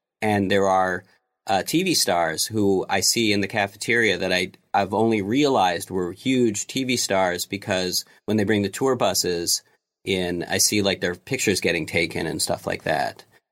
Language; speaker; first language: English; native; English